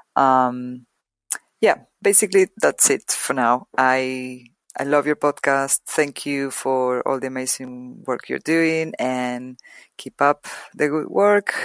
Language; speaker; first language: English; non-native, fluent; Spanish